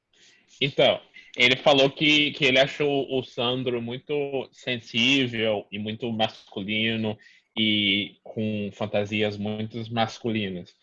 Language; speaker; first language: Portuguese; early bilingual, heritage; Portuguese